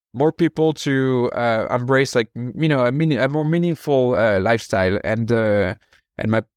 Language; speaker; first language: English; non-native, fluent; French